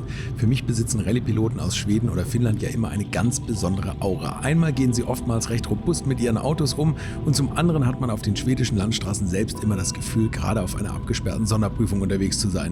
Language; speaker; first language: German; native; German